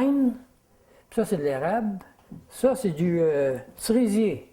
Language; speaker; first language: French; native; French